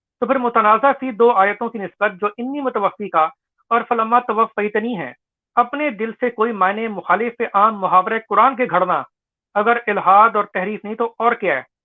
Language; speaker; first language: Urdu; native; Urdu